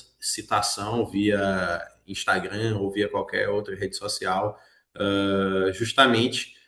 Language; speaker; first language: Portuguese; native; Portuguese